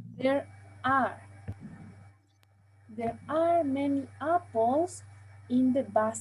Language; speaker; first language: English; non-native, fluent; Spanish